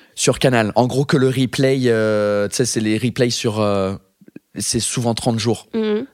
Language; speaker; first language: French; non-native, fluent; English